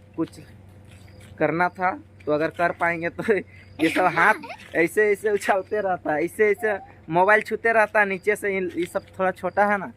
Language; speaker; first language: Hindi; native; Hindi